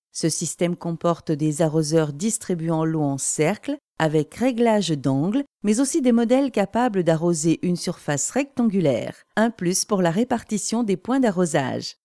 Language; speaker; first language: French; native; French